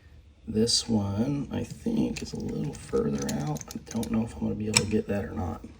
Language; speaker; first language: English; native; English